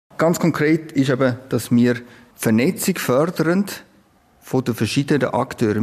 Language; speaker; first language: German; native; German